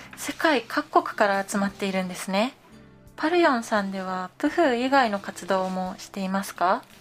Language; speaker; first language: Japanese; native; Japanese